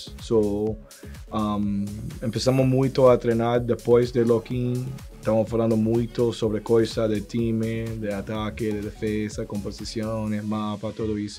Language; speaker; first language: Portuguese; non-native, learner; Spanish